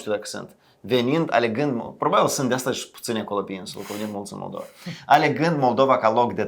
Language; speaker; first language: Romanian; native; Romanian